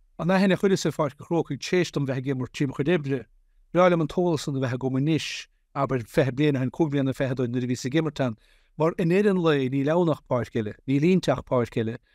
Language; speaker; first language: Irish; native; Irish